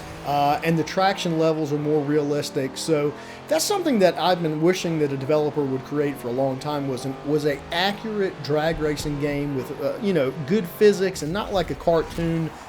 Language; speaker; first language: English; native; English